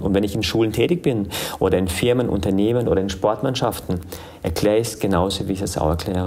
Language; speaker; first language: German; early bilingual, other home language; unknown